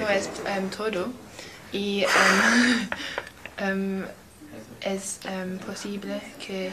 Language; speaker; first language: Spanish; non-native, learner; English